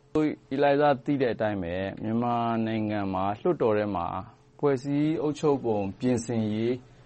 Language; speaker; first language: Burmese; native; Burmese